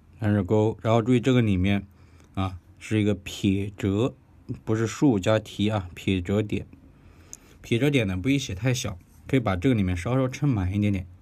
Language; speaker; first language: Chinese; native; Chinese